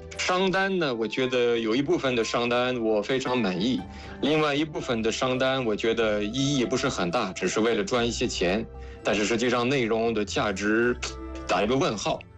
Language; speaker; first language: Chinese; non-native, fluent; French